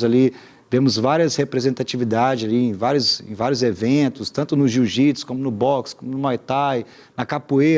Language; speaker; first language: Portuguese; native; Portuguese